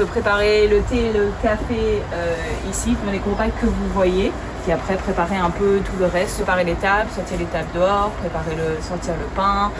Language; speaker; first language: French; native; French